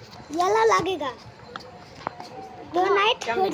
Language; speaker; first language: Hindi; non-native, learner; Bangla